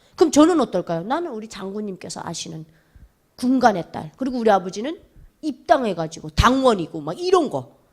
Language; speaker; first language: Korean; native; Korean